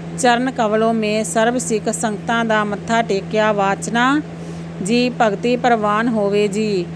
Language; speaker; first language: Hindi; non-native, local second language; Punjabi